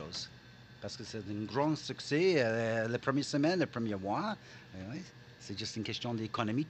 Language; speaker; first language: French; non-native, local second language; English